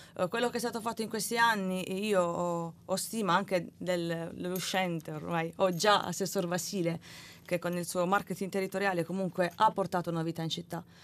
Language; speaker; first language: Italian; native; Italian